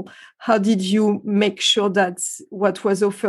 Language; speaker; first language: English; non-native, fluent; French